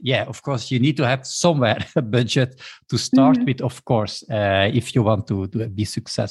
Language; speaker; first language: English; non-native, fluent; Dutch